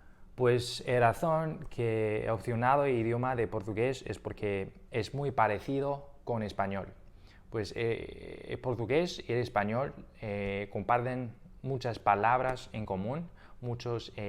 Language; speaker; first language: Spanish; non-native, fluent; Chinese